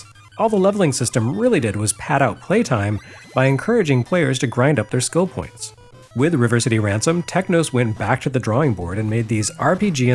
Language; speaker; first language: English; native; English